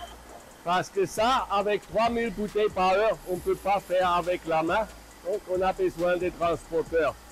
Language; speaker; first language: French; non-native, fluent; German